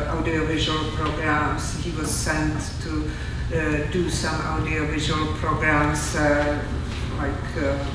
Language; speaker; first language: English; non-native, fluent; Czech